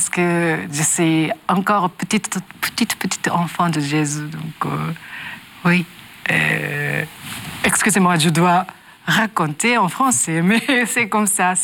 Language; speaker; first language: French; non-native, learner; Japanese